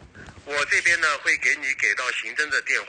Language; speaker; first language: Chinese; native; Chinese